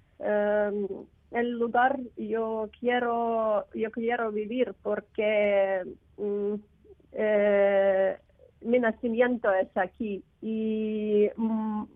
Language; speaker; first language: Spanish; non-native, learner; Ukrainian